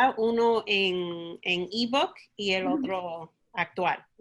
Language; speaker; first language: Spanish; early bilingual, heritage; Spanish